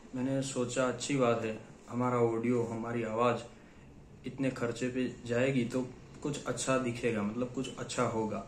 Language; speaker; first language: Hindi; non-native, local second language; Gujarati